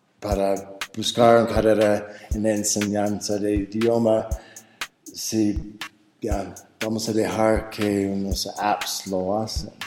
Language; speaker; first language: Spanish; non-native, fluent; English